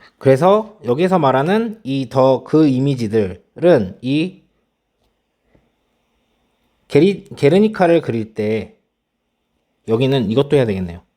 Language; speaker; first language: Korean; native; Korean